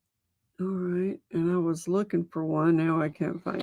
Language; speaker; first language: English; native; English